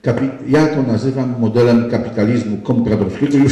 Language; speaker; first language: Polish; native; Polish